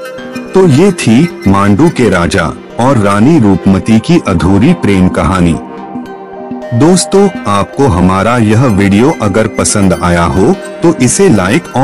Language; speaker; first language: Hindi; native; Hindi